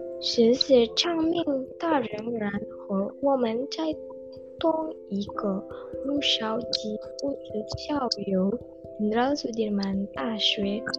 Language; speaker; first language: Chinese; non-native, learner; Indonesian